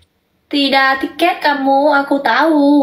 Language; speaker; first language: Indonesian; non-native, learner; Vietnamese